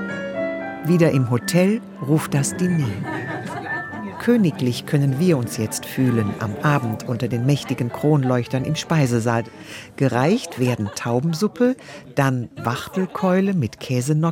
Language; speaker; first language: German; native; German